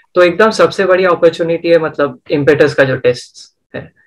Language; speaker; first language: Hindi; non-native, local second language; Bangla